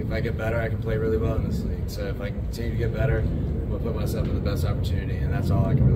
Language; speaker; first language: English; native; English